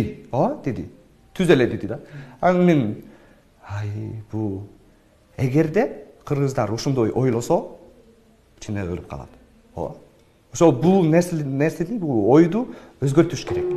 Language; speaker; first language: Kyrgyz; non-native, fluent; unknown